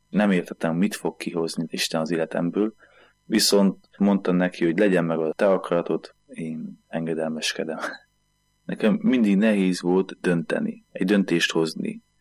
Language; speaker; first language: Hungarian; native; Hungarian